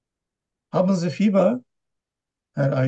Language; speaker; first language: German; non-native, learner; Turkish